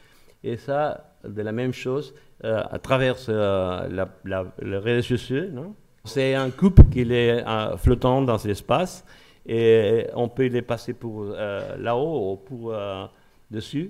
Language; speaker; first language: French; non-native, learner; Spanish